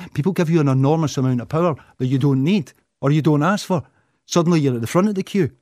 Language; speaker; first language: English; native; English